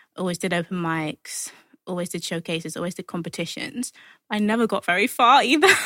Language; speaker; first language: English; native; English